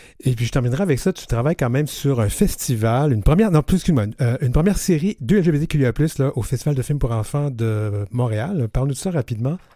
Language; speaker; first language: French; native; French